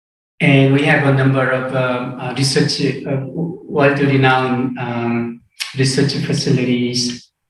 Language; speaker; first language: English; non-native, fluent; Korean